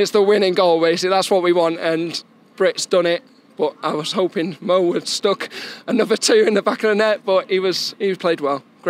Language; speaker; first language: English; native; English